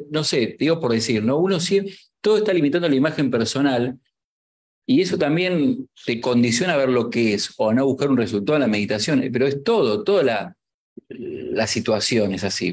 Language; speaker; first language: Spanish; native; Spanish